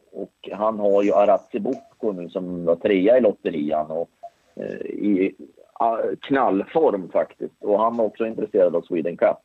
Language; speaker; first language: Swedish; native; Swedish